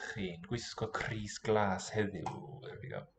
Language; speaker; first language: Welsh; non-native, learner; English